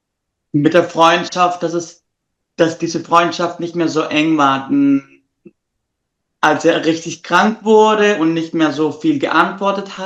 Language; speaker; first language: German; non-native, fluent; Italian